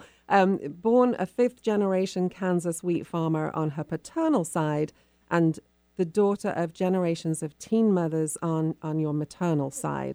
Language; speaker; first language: English; native; English